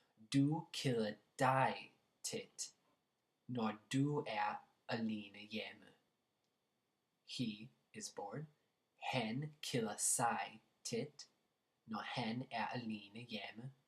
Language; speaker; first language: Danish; non-native, fluent; English